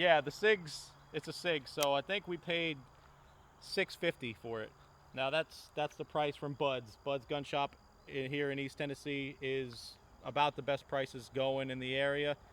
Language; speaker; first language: English; native; English